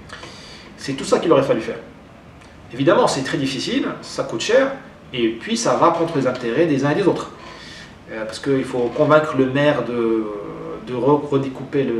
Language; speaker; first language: French; non-native, local second language; Arabic